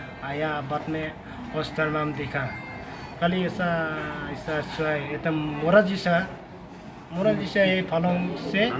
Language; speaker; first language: Hindi; non-native, local second language; Khasi